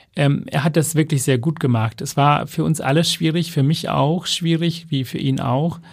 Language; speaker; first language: German; non-native, fluent; Tamil